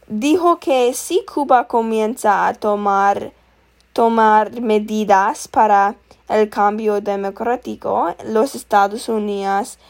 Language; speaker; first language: Spanish; non-native, learner; English